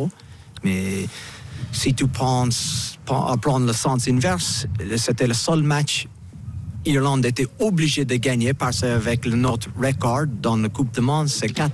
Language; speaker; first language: French; non-native, fluent; English